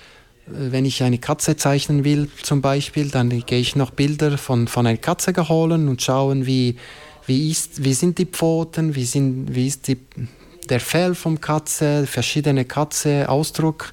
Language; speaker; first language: German; non-native, local second language; French